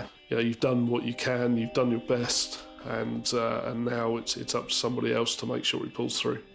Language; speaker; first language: English; native; English